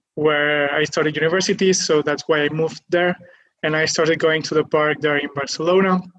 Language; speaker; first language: English; non-native, fluent; Catalan